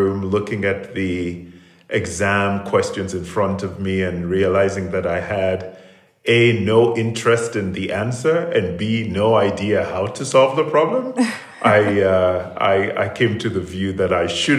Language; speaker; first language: English; non-native, local second language; Krio